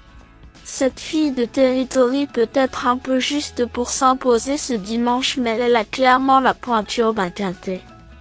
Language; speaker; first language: French; native; French